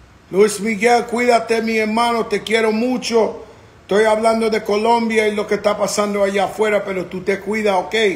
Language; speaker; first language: Spanish; early bilingual, other home language; English